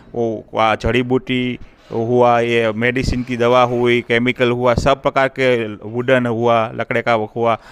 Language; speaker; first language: Hindi; non-native, local second language; Gujarati